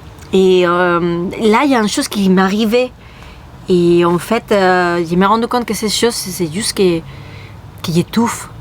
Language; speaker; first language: French; non-native, fluent; Spanish